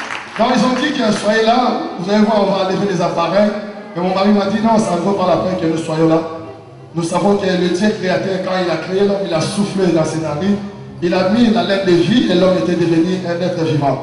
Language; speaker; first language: French; non-native, local second language; Lingala